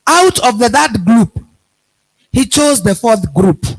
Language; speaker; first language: English; non-native, local second language; Swahili